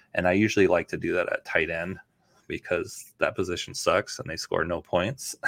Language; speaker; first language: English; native; English